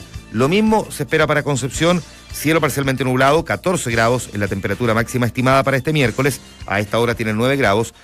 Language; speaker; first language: Spanish; native; Spanish